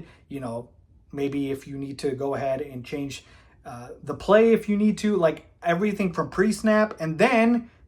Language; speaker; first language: English; native; English